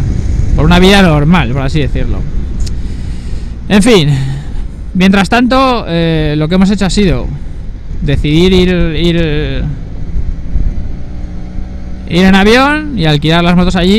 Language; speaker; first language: Spanish; native; Spanish